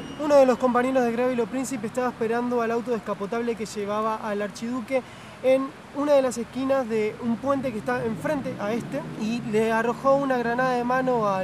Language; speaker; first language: Spanish; native; Spanish